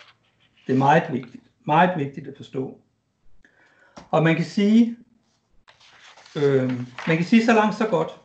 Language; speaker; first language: Danish; native; Danish